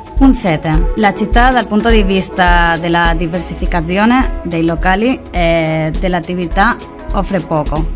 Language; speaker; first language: Italian; non-native, learner; Spanish